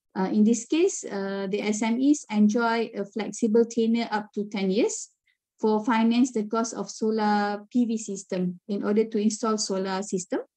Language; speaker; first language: English; non-native, local second language; Malay